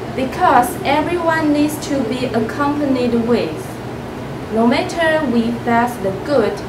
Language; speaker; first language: English; non-native, learner; Chinese